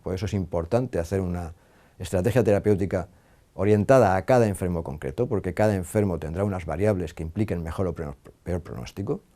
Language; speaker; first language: Spanish; native; Spanish